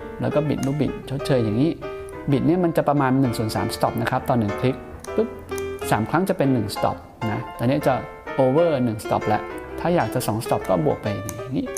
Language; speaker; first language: Thai; native; Thai